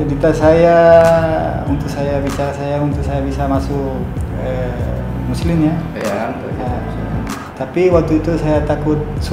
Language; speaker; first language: Indonesian; non-native, fluent; Spanish